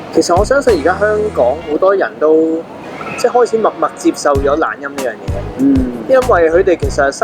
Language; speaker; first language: Cantonese; native; Cantonese